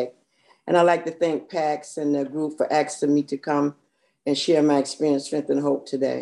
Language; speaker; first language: English; native; English